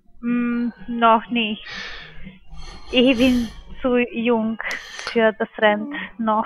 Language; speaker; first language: German; non-native, learner; Spanish